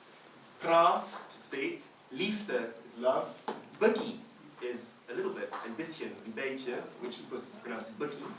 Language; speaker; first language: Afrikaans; non-native, fluent; English